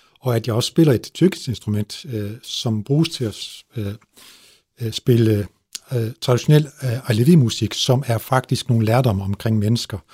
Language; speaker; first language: Danish; early bilingual, other home language; Turkish